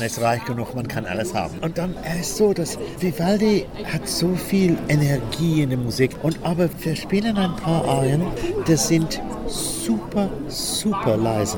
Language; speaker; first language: German; non-native, learner; English